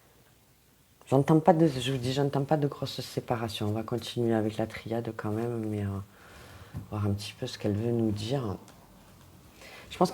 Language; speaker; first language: French; native; French